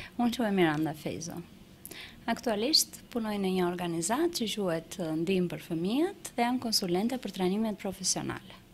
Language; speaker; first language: Albanian; non-native, local second language; Romany